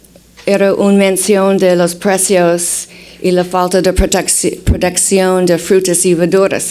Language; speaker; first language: Spanish; non-native, fluent; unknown